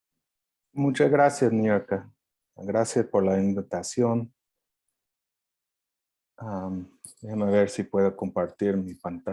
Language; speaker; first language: Spanish; non-native, fluent; English